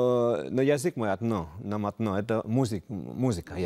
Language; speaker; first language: Russian; non-native, learner; Spanish